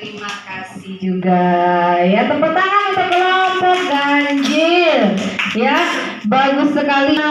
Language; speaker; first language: Indonesian; native; Indonesian